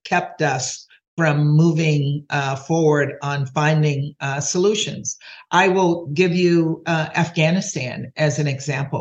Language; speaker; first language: English; native; English